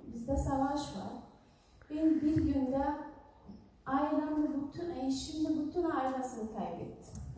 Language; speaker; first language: Turkish; non-native, learner; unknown